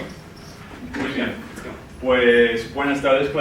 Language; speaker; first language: Spanish; non-native, fluent; English